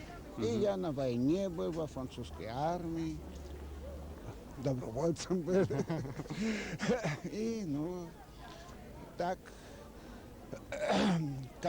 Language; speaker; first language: Russian; early bilingual, heritage; Russian